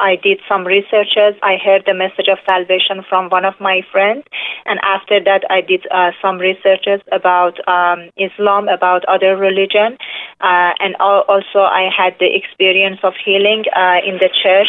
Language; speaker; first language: English; non-native, fluent; Persian